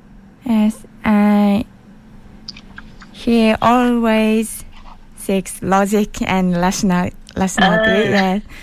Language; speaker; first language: English; non-native, learner; Japanese